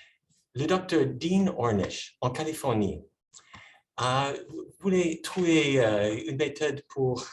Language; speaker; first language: French; non-native, fluent; English